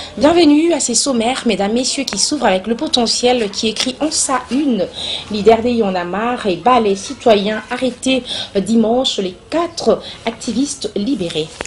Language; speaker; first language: French; non-native, local second language; Lingala